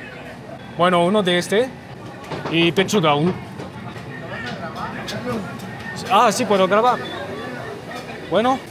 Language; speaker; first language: Spanish; non-native, learner; French